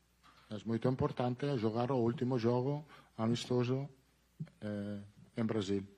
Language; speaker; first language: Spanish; non-native, fluent; Italian